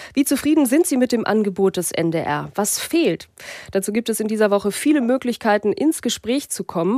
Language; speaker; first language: German; native; German